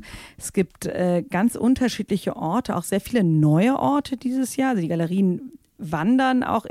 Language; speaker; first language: German; native; German